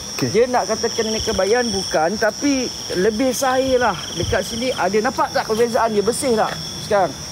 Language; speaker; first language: Malay; native; Malay